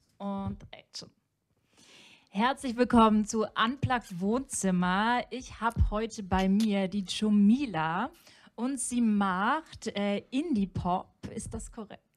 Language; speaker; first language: German; native; German